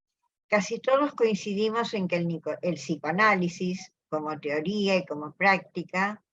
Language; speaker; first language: Spanish; native; Spanish